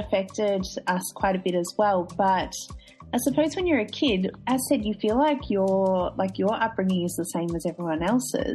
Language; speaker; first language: English; native; English